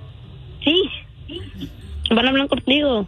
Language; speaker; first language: Spanish; early bilingual, heritage; Spanish